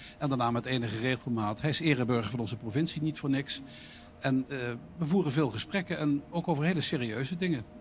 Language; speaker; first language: Dutch; native; Dutch